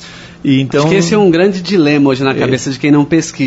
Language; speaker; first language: Portuguese; native; Portuguese